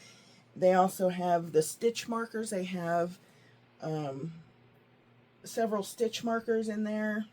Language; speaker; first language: English; native; English